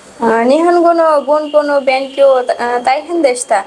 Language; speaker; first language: Japanese; non-native, learner; Bangla